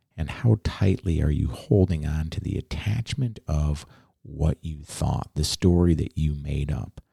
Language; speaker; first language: English; native; English